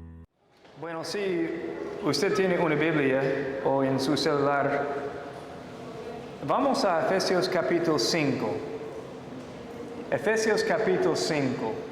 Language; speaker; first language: Spanish; non-native, fluent; English